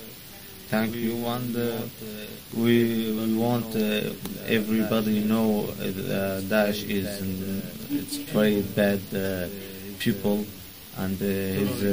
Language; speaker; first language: English; non-native, learner; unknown